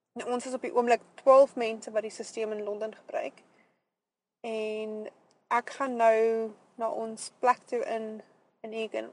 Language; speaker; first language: Afrikaans; native; Afrikaans